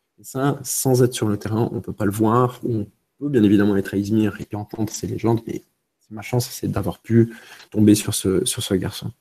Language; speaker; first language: French; early bilingual, other home language; Romanian